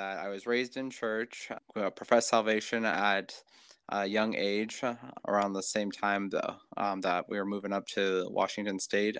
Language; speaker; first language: English; native; English